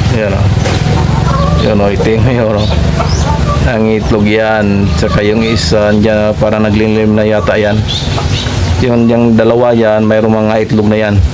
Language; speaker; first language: Filipino; non-native, local second language; Cebuano